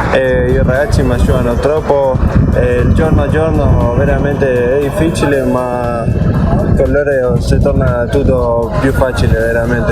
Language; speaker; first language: Italian; non-native, learner; Spanish